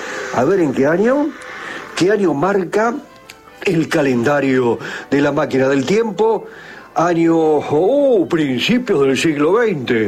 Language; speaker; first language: Spanish; native; Spanish